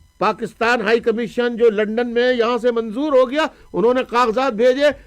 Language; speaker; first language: Urdu; native; Urdu